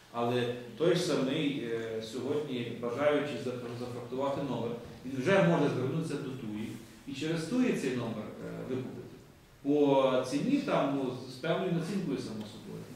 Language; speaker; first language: Ukrainian; native; Ukrainian